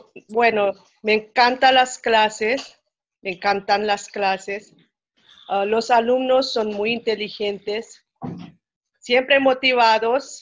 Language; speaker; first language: Spanish; non-native, fluent; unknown